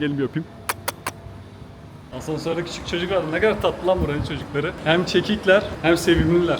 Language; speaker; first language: Turkish; native; Turkish